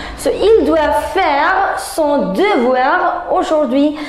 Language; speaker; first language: English; non-native, local second language; Hindi